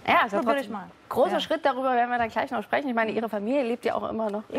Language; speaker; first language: German; native; German